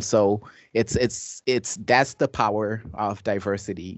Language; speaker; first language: English; non-native, local second language; Shona